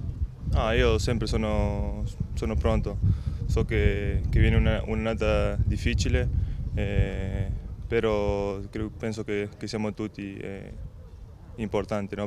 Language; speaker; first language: Italian; non-native, fluent; Spanish